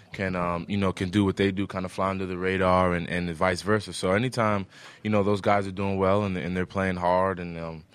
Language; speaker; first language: English; early bilingual, other home language; Spanish